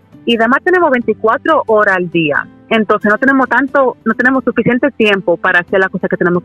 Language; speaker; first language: Spanish; early bilingual, heritage; Spanish